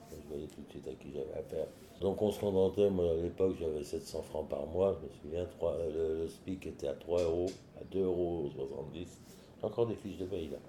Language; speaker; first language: French; native; French